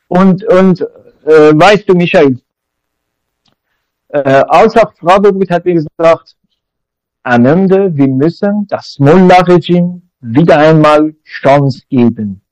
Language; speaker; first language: German; non-native, learner; Persian